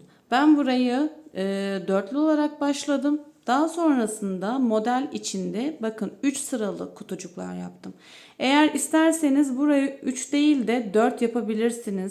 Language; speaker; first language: Turkish; native; Turkish